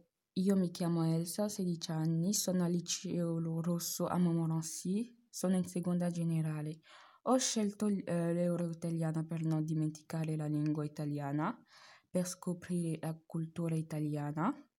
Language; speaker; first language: Italian; early bilingual, heritage; Italian